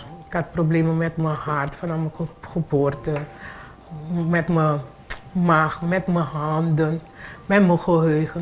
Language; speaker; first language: Dutch; non-native, local second language; Papiamento